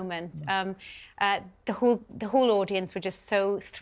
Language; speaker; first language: English; native; English